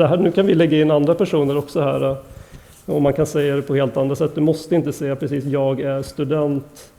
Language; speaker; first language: Swedish; native; Swedish